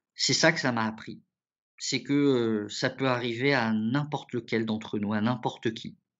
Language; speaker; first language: French; early bilingual, other home language; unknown